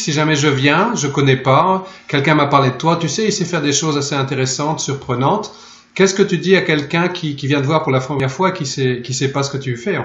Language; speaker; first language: French; native; French